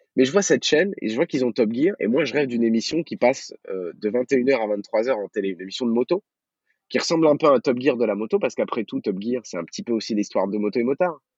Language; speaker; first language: French; early bilingual, other home language; Arabic